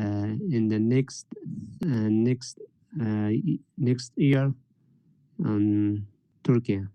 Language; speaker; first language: English; non-native, learner; Persian